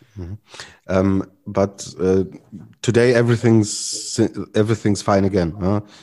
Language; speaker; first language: English; non-native, fluent; German